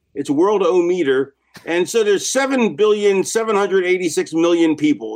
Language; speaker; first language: English; native; English